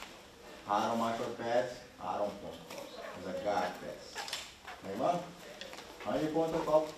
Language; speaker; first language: Hungarian; non-native, learner; Portuguese